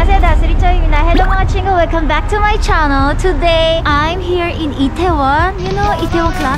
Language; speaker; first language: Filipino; non-native, fluent; Korean